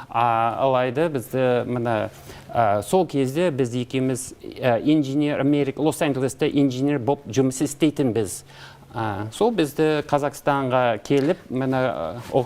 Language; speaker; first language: Kazakh; non-native, learner; English